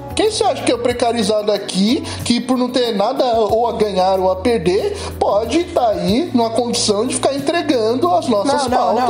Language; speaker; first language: Portuguese; native; Portuguese